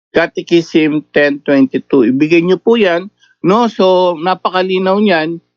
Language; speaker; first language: Filipino; native; Filipino